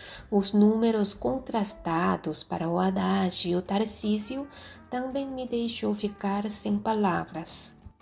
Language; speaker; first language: Portuguese; non-native, fluent; Korean